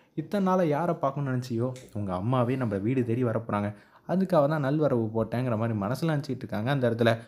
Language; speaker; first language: Tamil; native; Tamil